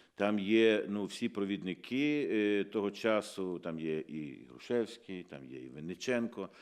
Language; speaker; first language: Ukrainian; native; Ukrainian